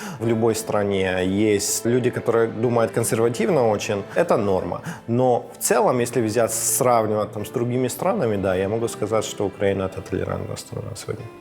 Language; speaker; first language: Russian; non-native, fluent; Persian